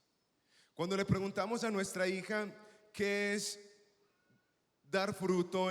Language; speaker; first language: Spanish; native; Spanish